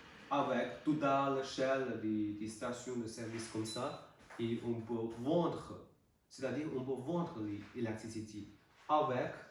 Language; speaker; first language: French; non-native, learner; Chinese